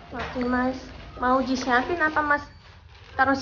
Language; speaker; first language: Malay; non-native, fluent; Russian